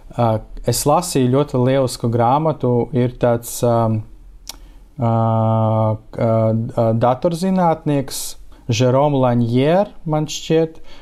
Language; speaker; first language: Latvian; non-native, local second language; Russian